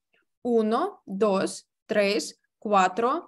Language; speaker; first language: Spanish; non-native, fluent; Ukrainian